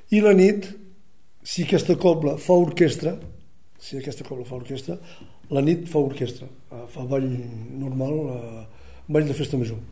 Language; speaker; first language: Catalan; native; Catalan